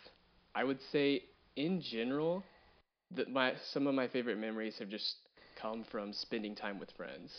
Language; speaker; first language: English; native; English